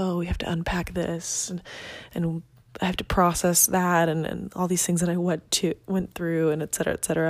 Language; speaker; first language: English; non-native, fluent; Spanish